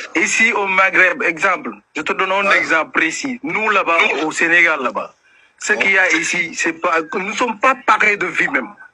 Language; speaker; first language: French; non-native, local second language; Wolof